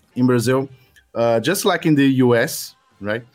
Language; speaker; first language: English; non-native, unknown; Portuguese